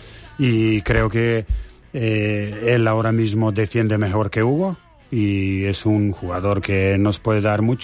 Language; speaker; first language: Spanish; non-native, fluent; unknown